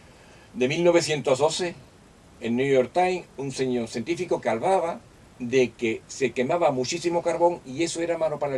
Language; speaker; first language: Spanish; native; Spanish